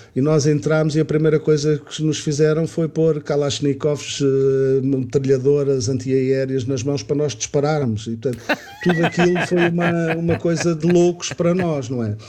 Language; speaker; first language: Portuguese; native; Portuguese